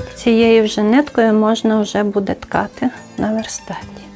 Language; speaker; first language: Ukrainian; native; Ukrainian